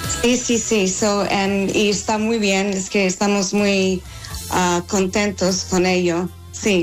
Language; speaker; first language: Spanish; non-native, fluent; English